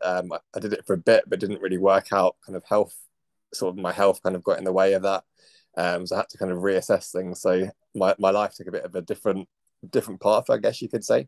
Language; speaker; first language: English; native; English